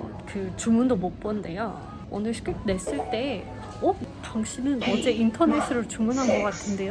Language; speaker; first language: Korean; non-native, fluent; English